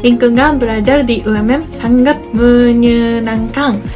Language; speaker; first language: Indonesian; non-native, learner; Japanese